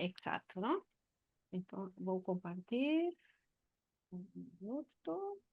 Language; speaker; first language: Spanish; non-native, learner; Portuguese